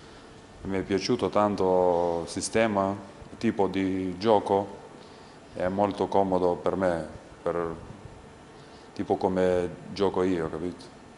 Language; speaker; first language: Italian; non-native, learner; Lithuanian